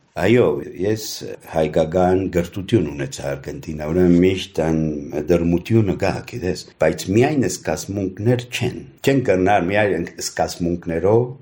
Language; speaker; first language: Armenian; early bilingual, heritage; Armenian